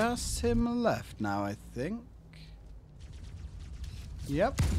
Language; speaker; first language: English; native; English